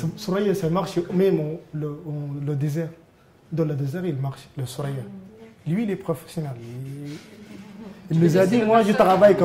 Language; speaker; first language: French; non-native, learner; Arabic